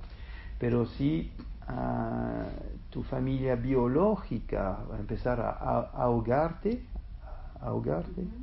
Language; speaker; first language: Spanish; non-native, fluent; French